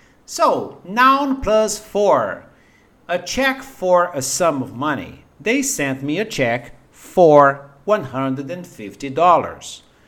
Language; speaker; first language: English; non-native, fluent; Portuguese